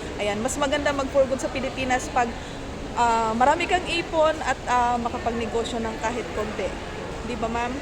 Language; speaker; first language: Filipino; non-native, local second language; Cebuano